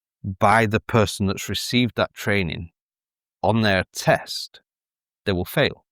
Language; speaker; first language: English; native; English